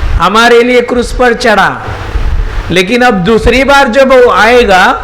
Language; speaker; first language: Hindi; non-native, local second language; Marathi